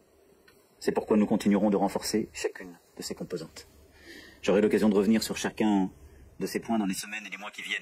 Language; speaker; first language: French; native; French